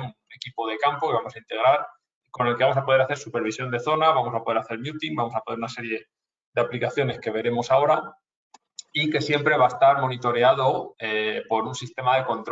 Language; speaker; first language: Spanish; native; Spanish